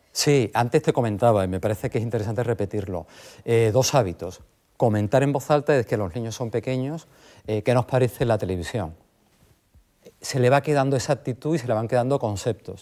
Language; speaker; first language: Spanish; native; Spanish